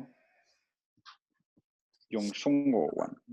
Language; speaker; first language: Chinese; non-native, learner; Swedish